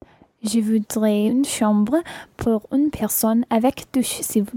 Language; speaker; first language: French; non-native, learner; English